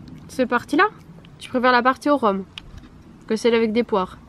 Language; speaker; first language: French; native; French